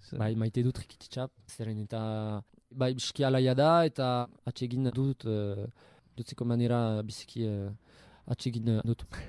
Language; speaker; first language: Basque; non-native, local second language; French